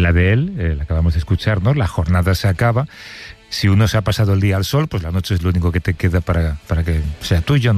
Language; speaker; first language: Spanish; native; Spanish